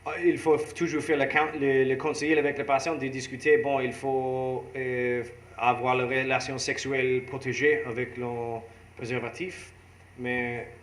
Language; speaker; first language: French; non-native, learner; English